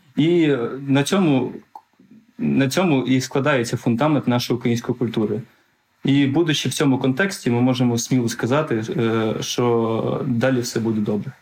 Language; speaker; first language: Ukrainian; non-native, local second language; Russian